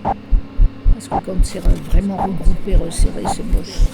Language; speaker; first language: French; native; French